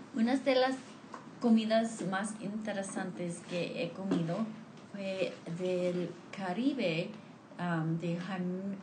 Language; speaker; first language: Spanish; non-native, fluent; English